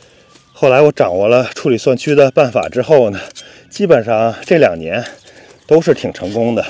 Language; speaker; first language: Chinese; native; Chinese